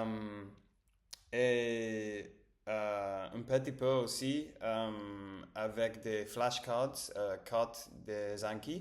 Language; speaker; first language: French; non-native, learner; Spanish